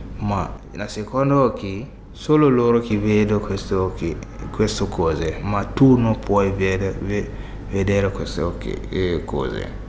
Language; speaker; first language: Italian; non-native, learner; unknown